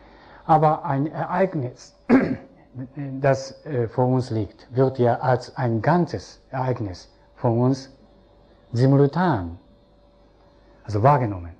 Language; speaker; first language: German; non-native, fluent; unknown